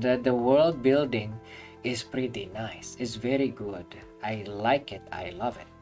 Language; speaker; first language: English; non-native, fluent; Indonesian